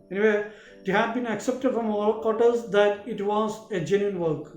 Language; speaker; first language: English; non-native, local second language; Malayalam